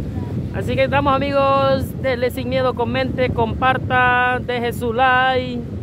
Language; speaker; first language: Spanish; native; Spanish